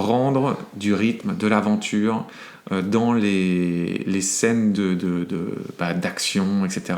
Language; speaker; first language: French; native; French